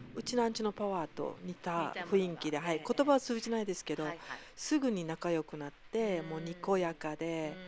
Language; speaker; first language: Japanese; native; Japanese